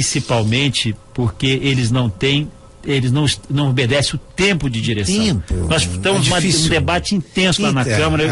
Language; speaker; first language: Portuguese; native; Portuguese